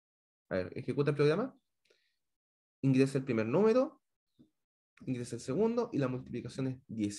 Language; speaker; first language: Spanish; native; Spanish